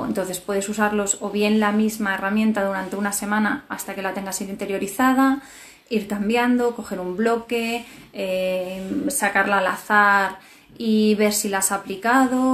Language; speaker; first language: Spanish; native; Spanish